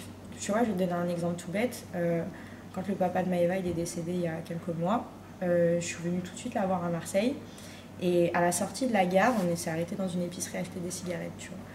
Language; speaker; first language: French; native; French